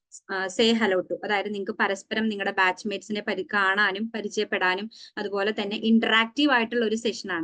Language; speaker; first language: Malayalam; native; Malayalam